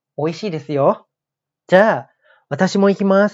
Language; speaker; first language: Japanese; non-native, fluent; Thai